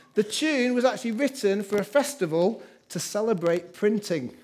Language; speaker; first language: English; native; English